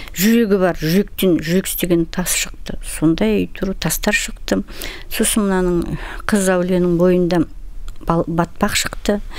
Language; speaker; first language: Kazakh; non-native, local second language; Russian